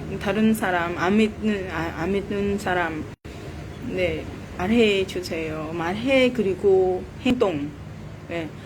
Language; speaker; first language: Korean; non-native, learner; Vietnamese